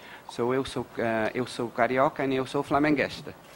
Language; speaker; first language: Portuguese; non-native, learner; English